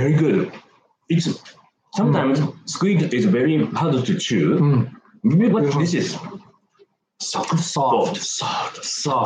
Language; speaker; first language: English; non-native, learner; Japanese